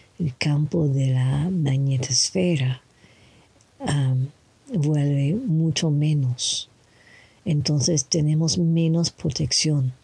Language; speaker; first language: Spanish; non-native, learner; English